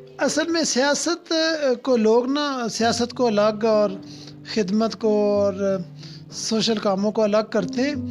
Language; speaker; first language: Urdu; non-native, local second language; Punjabi